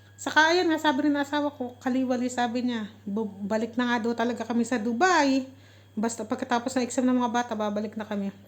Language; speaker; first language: Filipino; native; Filipino